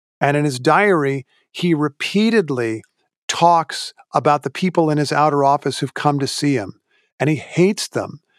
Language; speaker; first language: English; native; English